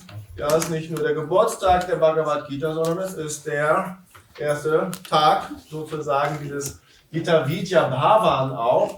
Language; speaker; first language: German; native; German